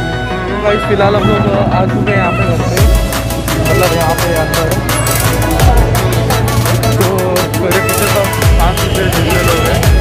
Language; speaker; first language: Hindi; native; Hindi